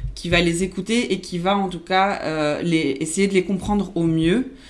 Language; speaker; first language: French; non-native, fluent; Spanish